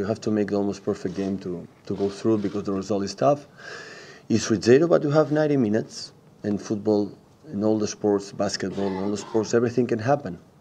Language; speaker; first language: English; non-native, fluent; Catalan